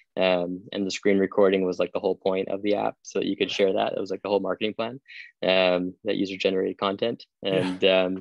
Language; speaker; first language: English; native; English